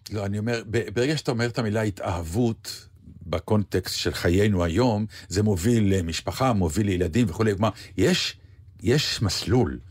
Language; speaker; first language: Hebrew; native; Hebrew